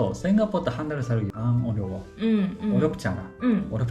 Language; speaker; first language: Korean; non-native, learner; Japanese